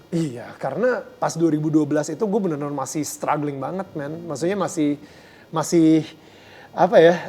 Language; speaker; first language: Indonesian; native; Indonesian